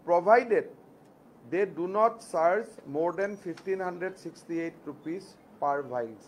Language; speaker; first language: English; non-native, local second language; Assamese